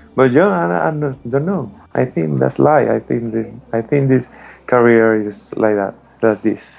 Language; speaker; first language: English; non-native, learner; Spanish